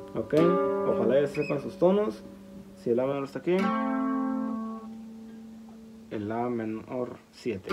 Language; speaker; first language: Spanish; native; Spanish